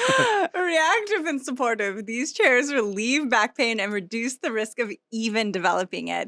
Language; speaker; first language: English; native; English